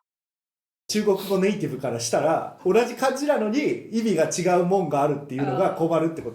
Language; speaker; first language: Japanese; native; Japanese